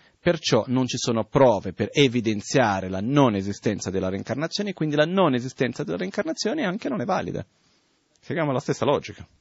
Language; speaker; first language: Italian; non-native, fluent; Portuguese